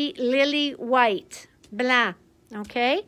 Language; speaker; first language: English; native; English